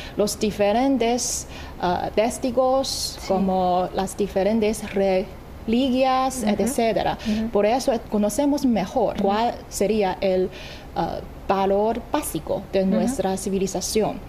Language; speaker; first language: Spanish; non-native, fluent; Chinese